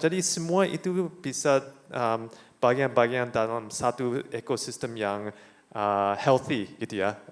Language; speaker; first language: Indonesian; non-native, fluent; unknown